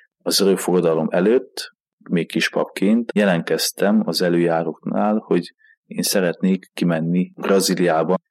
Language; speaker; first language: Hungarian; native; Hungarian